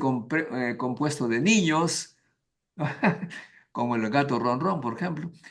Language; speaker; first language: Spanish; native; Spanish